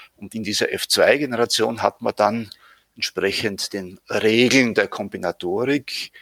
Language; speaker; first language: German; native; German